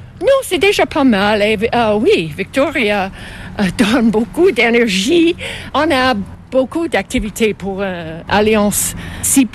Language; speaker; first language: French; non-native, local second language; English